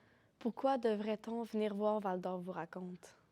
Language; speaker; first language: French; native; French